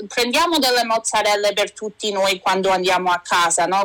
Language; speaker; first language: Italian; early bilingual, heritage; Italian